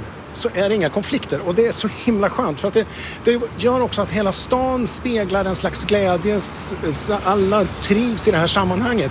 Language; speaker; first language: Swedish; native; Swedish